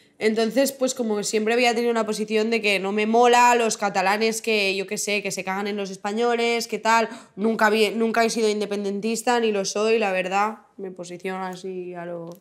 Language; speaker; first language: Spanish; non-native, local second language; Catalan